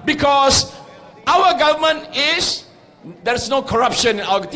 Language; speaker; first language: English; non-native, local second language; Malay